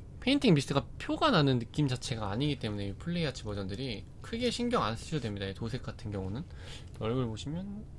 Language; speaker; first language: Korean; native; Korean